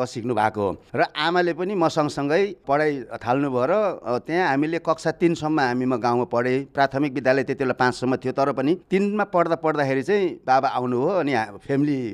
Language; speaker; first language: Nepali; non-native, local second language; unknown